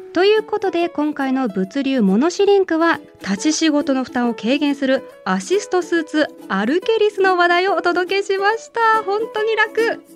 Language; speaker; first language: Japanese; native; Japanese